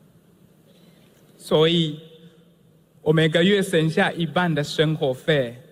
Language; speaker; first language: Chinese; non-native, fluent; Swahili